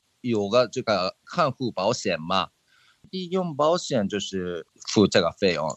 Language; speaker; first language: Chinese; non-native, fluent; Japanese